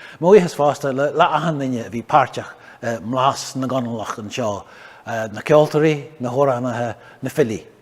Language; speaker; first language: Irish; native; Irish